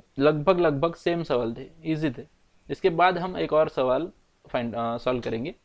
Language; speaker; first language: Hindi; non-native, local second language; Marathi